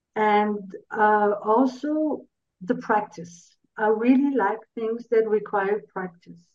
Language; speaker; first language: English; non-native, fluent; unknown